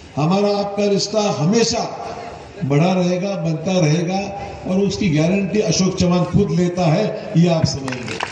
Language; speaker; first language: Hindi; non-native, local second language; Marathi